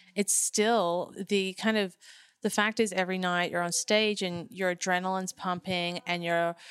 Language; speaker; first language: English; native; English